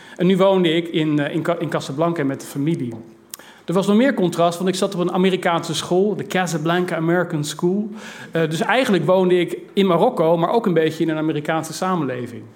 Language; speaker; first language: Dutch; native; Dutch